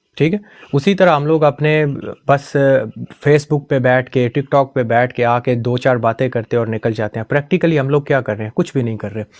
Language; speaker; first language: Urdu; non-native, local second language; Punjabi